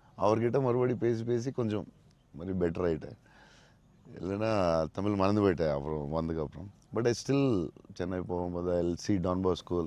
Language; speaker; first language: Tamil; non-native, local second language; Telugu